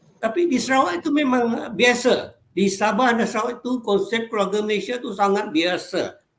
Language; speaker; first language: Malay; non-native, local second language; Chinese